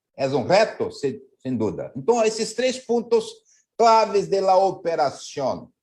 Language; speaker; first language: Spanish; non-native, learner; Portuguese